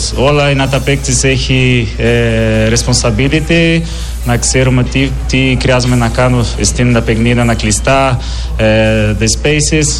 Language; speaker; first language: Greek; non-native, learner; Portuguese